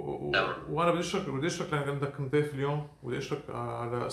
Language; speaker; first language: Arabic; native; Arabic